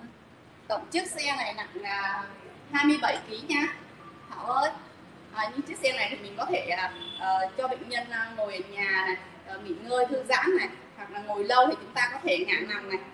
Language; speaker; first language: Vietnamese; native; Vietnamese